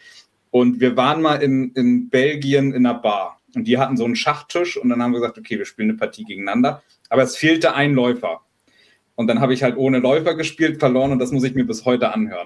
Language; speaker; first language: German; native; German